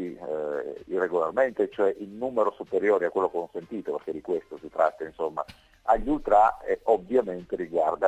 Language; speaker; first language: Italian; native; Italian